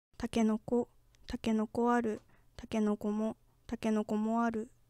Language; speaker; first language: Japanese; native; Japanese